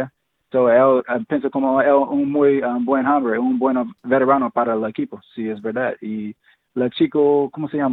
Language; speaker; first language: Spanish; non-native, fluent; English